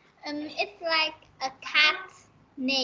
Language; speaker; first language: English; non-native, learner; Vietnamese